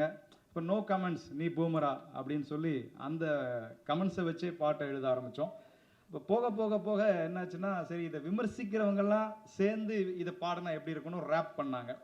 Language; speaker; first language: Tamil; native; Tamil